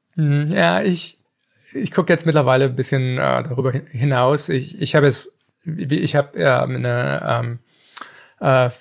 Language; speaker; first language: German; native; German